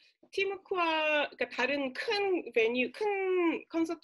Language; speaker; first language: Korean; native; Korean